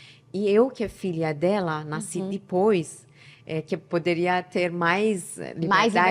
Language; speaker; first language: Portuguese; non-native, learner; Persian